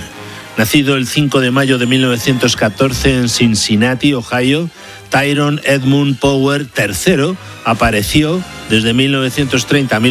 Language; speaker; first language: Spanish; native; Spanish